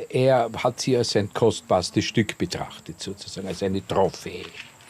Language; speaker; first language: German; native; German